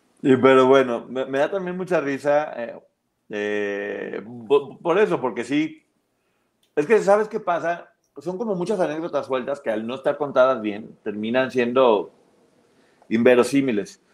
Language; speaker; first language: Spanish; native; Spanish